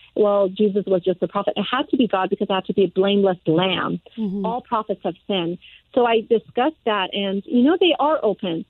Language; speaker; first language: English; early bilingual, other home language; Persian